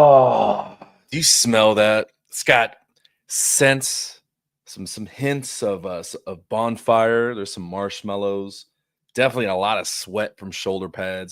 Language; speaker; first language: English; native; English